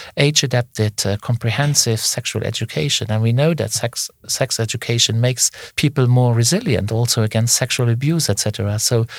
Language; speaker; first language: English; non-native, fluent; Luxembourgish